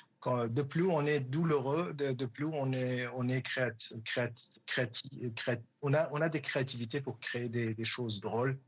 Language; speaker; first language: French; non-native, fluent; Persian